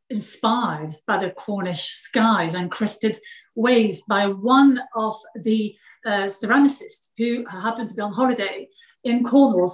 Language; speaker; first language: English; non-native, fluent; French